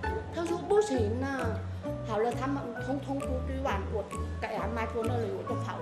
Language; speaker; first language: Chinese; non-native, learner; Vietnamese